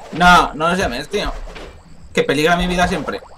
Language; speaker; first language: Spanish; native; Spanish